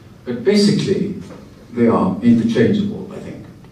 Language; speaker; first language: English; non-native, fluent; Korean